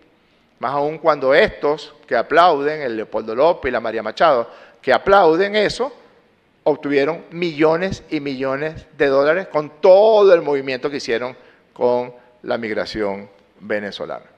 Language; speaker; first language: Spanish; native; Spanish